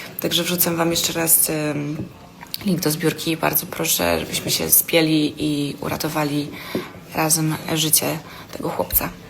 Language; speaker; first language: Polish; native; Polish